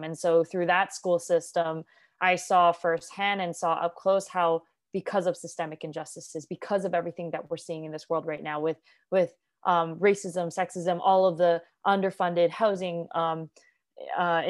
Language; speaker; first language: English; non-native, local second language; Cantonese